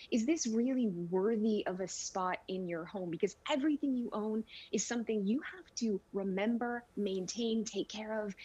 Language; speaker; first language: English; native; English